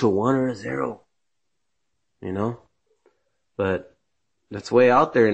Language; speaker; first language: English; native; English